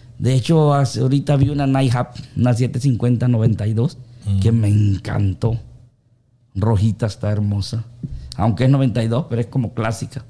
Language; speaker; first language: Spanish; native; Spanish